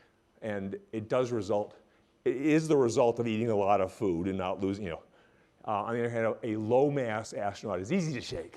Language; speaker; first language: English; native; English